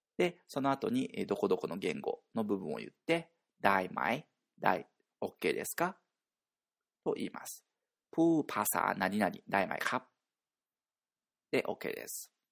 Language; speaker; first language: Japanese; native; Japanese